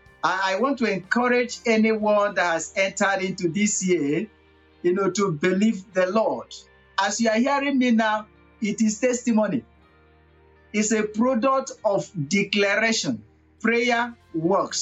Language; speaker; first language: English; non-native, local second language; Igbo